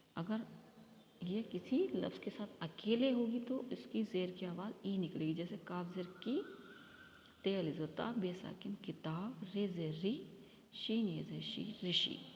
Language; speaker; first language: Hindi; native; Hindi